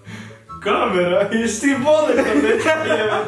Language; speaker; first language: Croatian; early bilingual, heritage; Croatian